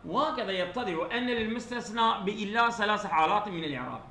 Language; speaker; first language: Arabic; non-native, fluent; Turkish